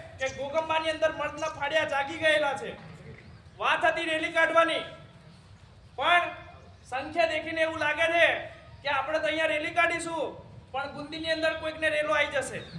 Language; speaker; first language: Gujarati; non-native, local second language; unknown